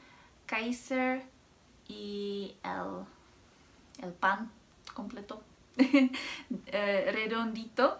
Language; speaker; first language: Spanish; non-native, fluent; Czech